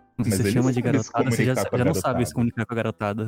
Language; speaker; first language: Portuguese; native; Portuguese